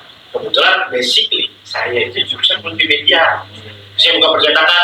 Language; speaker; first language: Indonesian; native; Indonesian